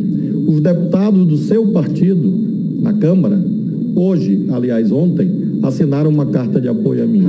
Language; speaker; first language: Portuguese; native; Portuguese